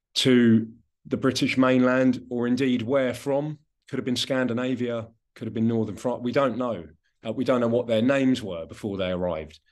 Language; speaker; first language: English; non-native, local second language; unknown